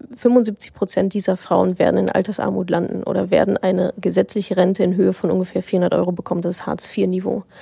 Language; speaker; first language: German; native; German